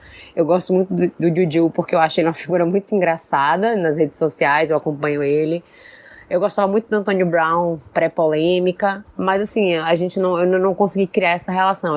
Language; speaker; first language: Portuguese; native; Portuguese